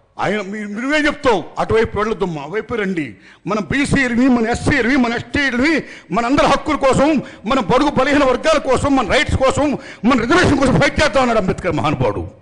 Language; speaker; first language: Telugu; native; Telugu